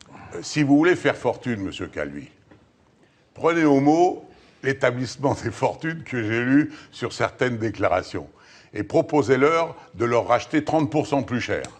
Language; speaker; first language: French; native; French